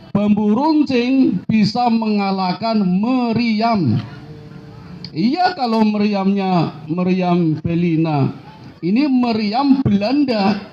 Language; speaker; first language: Indonesian; non-native, local second language; Javanese